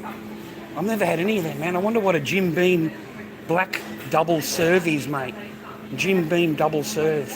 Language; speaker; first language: English; native; English